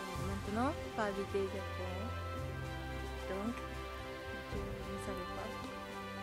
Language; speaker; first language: French; non-native, learner; Japanese